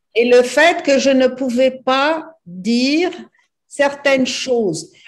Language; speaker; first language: French; non-native, fluent; Portuguese